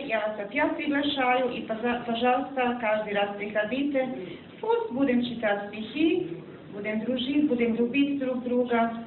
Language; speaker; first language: Russian; non-native, fluent; Serbian